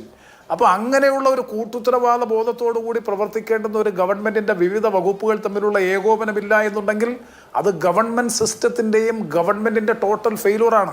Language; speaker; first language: Malayalam; native; Malayalam